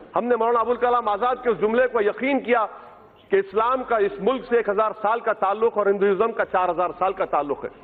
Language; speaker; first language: Urdu; native; Urdu